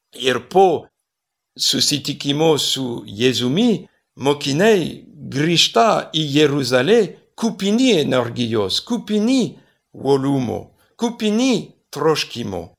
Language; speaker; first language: Lithuanian; non-native, fluent; French